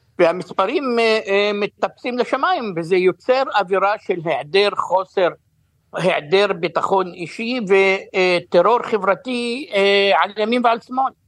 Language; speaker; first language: Hebrew; non-native, local second language; Arabic